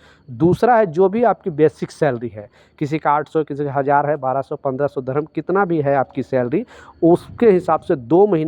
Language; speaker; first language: Hindi; native; Hindi